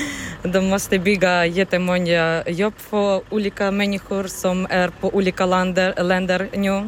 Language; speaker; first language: Swedish; non-native, learner; Ukrainian